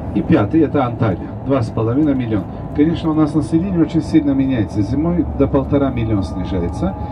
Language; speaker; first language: Russian; non-native, fluent; Turkish